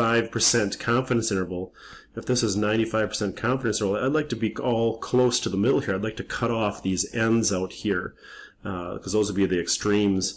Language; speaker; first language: English; native; English